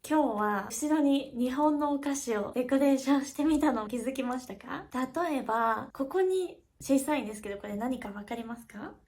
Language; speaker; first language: Japanese; native; Japanese